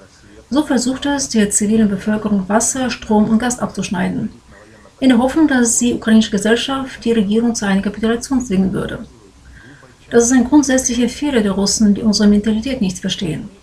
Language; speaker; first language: German; non-native, fluent; Ukrainian